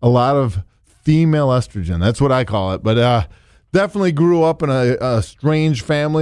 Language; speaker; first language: English; native; English